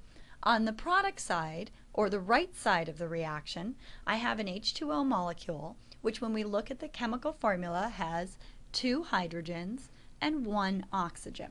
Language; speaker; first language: English; native; English